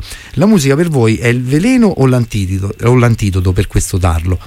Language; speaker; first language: Italian; native; Italian